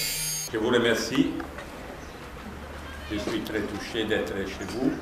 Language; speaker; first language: French; non-native, fluent; Italian